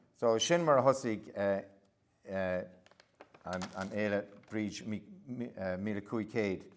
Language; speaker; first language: Irish; non-native, local second language; English